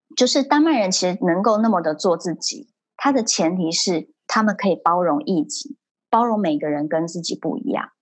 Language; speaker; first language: Chinese; early bilingual, heritage; Chinese